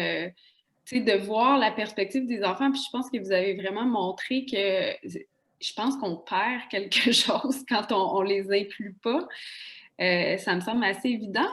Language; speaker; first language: French; native; French